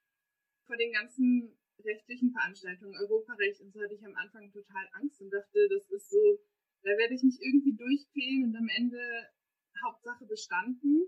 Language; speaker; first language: German; native; German